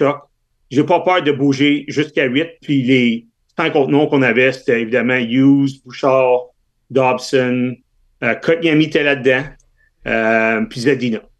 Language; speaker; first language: French; native; French